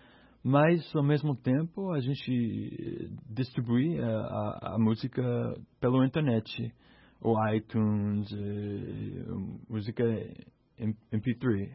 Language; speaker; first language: Portuguese; non-native, learner; English